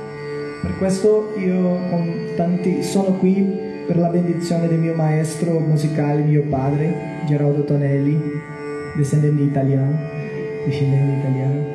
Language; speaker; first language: Italian; non-native, learner; Portuguese